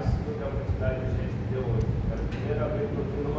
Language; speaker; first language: Portuguese; native; Portuguese